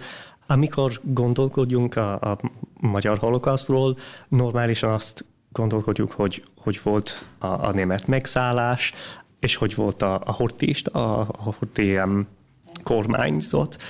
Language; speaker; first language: Hungarian; early bilingual, heritage; English